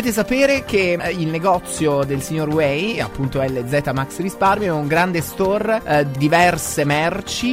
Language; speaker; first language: Italian; native; Italian